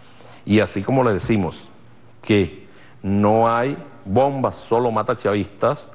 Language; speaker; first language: Spanish; native; Spanish